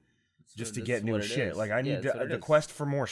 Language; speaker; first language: English; native; English